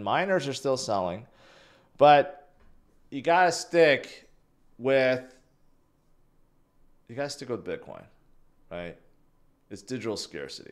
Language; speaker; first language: English; native; English